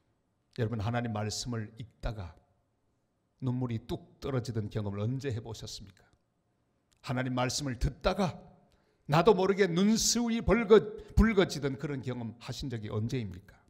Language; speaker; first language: Korean; native; Korean